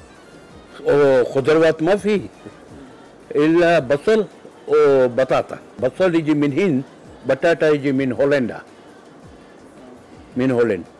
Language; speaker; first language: Arabic; non-native, local second language; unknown